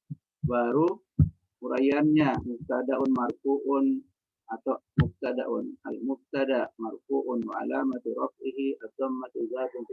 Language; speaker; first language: Arabic; non-native, fluent; Indonesian